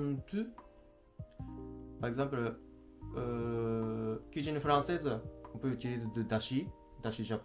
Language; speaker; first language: French; non-native, learner; Japanese